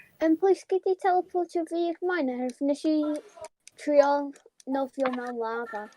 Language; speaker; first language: Welsh; non-native, local second language; English